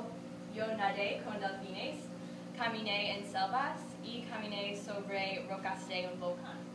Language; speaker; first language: Spanish; non-native, learner; English